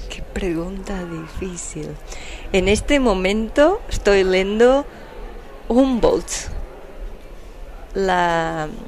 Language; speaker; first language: Spanish; non-native, fluent; Portuguese